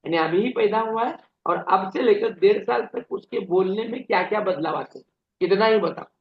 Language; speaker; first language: Hindi; non-native, local second language; Marathi